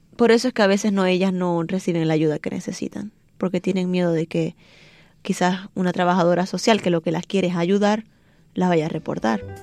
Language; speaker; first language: Spanish; native; Spanish